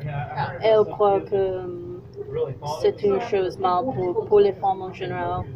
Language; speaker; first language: French; non-native, learner; English